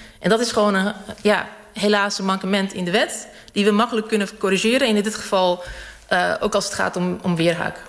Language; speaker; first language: Dutch; early bilingual, other home language; Serbian